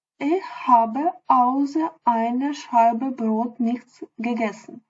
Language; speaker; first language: German; non-native, fluent; Ukrainian